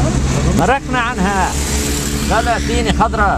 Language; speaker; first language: Arabic; native; Arabic